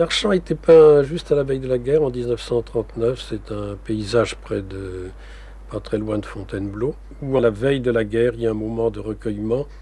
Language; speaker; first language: French; native; French